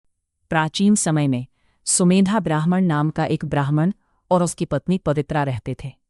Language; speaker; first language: Hindi; native; Hindi